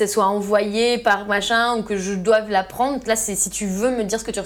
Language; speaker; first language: French; native; French